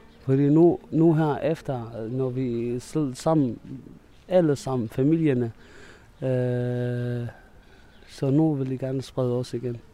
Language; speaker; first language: Danish; non-native, fluent; Arabic